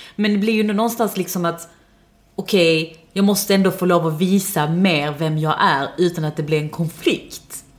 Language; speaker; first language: Swedish; early bilingual, other home language; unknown